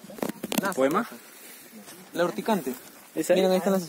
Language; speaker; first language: Spanish; native; Spanish